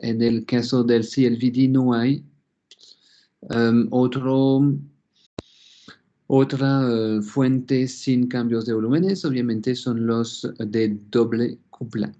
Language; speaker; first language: Spanish; non-native, fluent; French